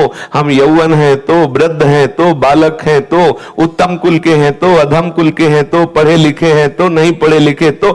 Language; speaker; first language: Hindi; native; Hindi